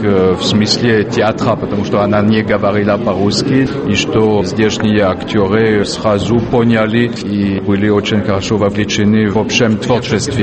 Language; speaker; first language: Russian; non-native, fluent; French